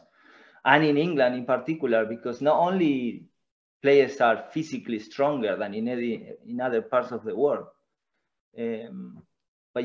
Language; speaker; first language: English; non-native, fluent; Spanish